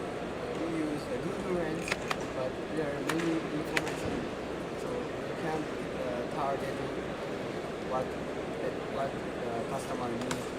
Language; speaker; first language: English; non-native, learner; Japanese